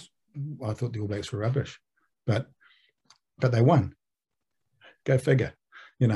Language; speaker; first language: English; native; English